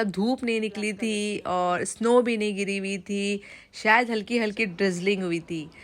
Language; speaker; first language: Hindi; native; Hindi